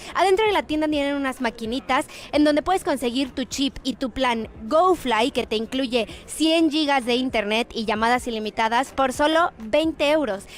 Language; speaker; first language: Spanish; native; Spanish